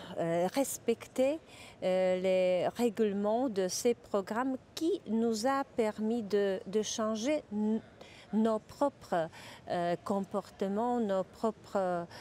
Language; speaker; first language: French; non-native, fluent; Czech